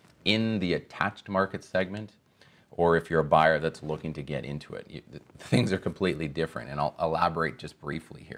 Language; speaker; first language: English; native; English